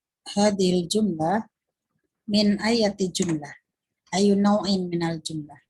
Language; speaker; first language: Arabic; non-native, fluent; Indonesian